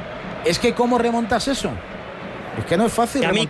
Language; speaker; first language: Spanish; native; Spanish